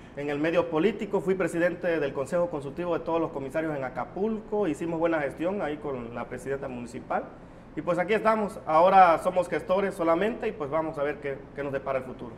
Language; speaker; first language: Spanish; native; Spanish